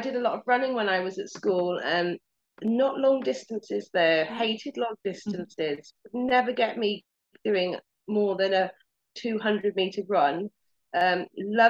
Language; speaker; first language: English; native; English